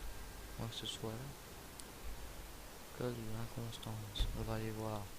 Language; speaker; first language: French; native; French